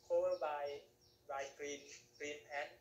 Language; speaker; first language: English; non-native, learner; Thai